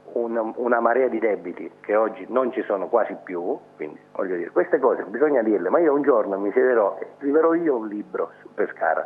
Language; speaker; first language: Italian; native; Italian